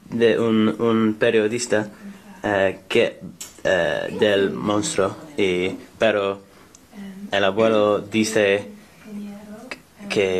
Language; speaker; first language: Spanish; non-native, learner; English